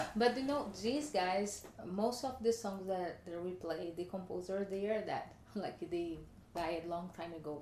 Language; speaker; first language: English; non-native, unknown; Portuguese